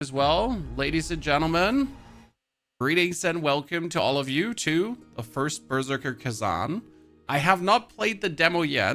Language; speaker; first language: English; non-native, fluent; German